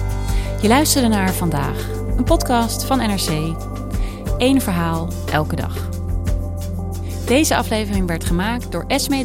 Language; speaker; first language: Dutch; native; Dutch